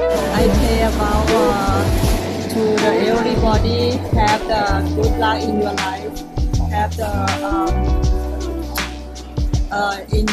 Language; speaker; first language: English; non-native, learner; Thai